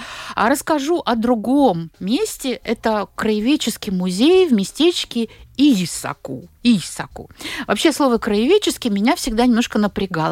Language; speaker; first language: Russian; native; Russian